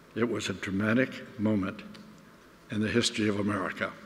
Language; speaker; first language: English; native; English